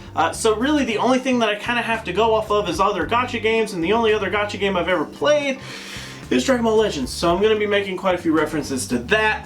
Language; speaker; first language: English; native; English